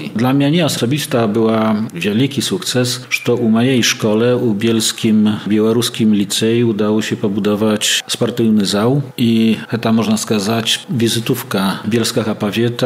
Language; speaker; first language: Polish; non-native, local second language; Belarusian